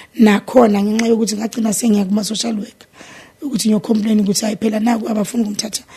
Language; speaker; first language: Zulu; native; Zulu